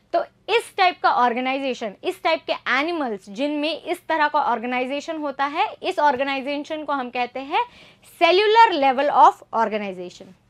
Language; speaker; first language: Hindi; native; Hindi